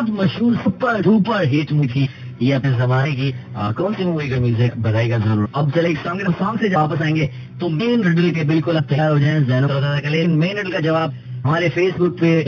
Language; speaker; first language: Urdu; native; Urdu